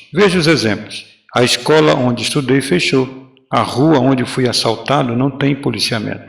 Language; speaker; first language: Portuguese; native; Portuguese